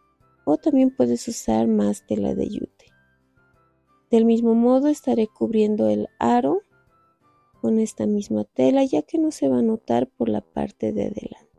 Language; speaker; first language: Spanish; native; Spanish